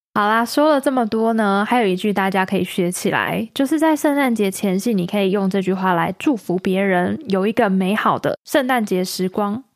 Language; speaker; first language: Chinese; native; Chinese